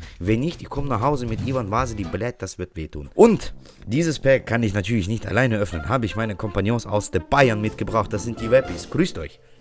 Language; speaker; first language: German; early bilingual, other home language; Russian